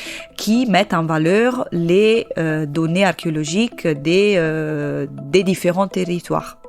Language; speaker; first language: French; native; French